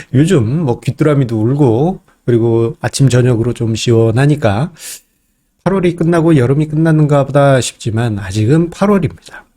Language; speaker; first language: Korean; native; Korean